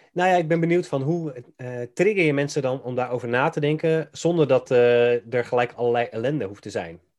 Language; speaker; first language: Dutch; native; Dutch